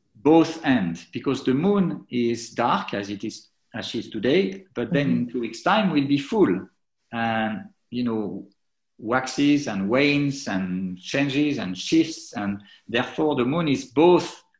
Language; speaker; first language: English; non-native, fluent; French